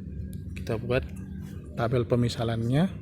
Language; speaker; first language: Indonesian; native; Indonesian